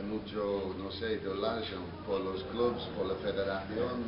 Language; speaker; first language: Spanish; non-native, fluent; English